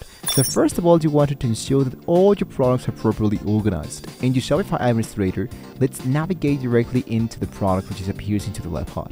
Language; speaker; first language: English; non-native, fluent; Spanish